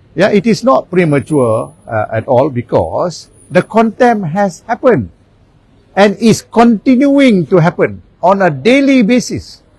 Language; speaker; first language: English; non-native, local second language; Malay